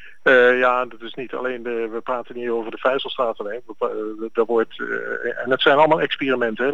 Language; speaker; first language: Dutch; native; Dutch